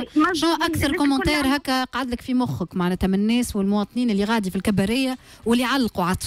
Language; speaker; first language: Arabic; native; Arabic